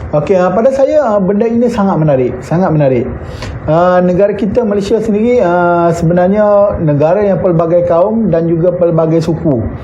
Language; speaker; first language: Malay; native; Malay